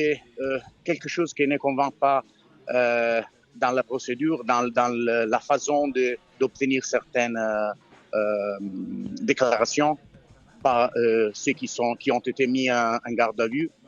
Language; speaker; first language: French; non-native, fluent; Italian